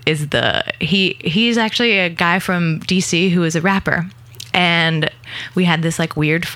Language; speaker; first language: English; native; English